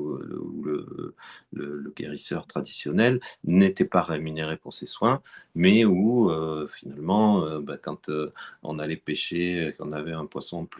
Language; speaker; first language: French; native; French